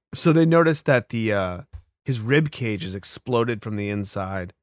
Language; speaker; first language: English; native; English